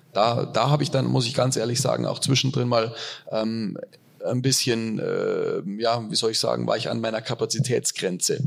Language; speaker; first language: German; native; German